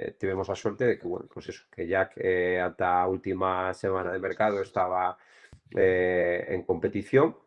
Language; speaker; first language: Spanish; native; Spanish